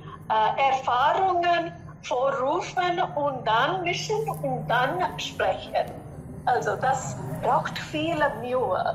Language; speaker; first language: German; non-native, learner; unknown